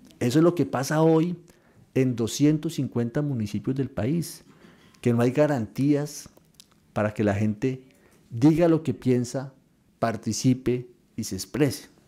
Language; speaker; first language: Spanish; native; Spanish